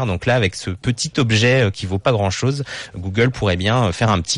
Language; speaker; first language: French; native; French